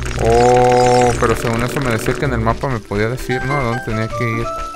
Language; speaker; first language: Spanish; native; Spanish